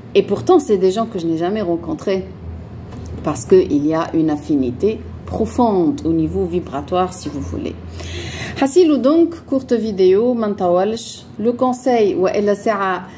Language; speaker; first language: French; non-native, local second language; Arabic